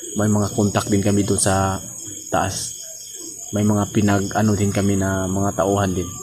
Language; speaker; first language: Filipino; non-native, local second language; Cebuano